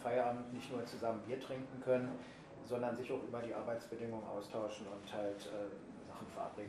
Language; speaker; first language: German; native; German